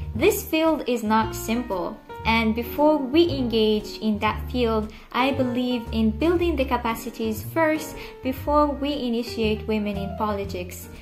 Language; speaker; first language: English; non-native, fluent; Arabic